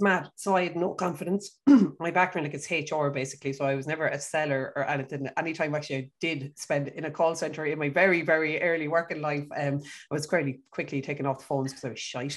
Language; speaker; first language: English; native; English